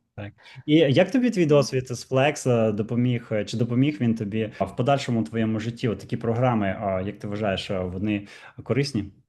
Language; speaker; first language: Ukrainian; native; Ukrainian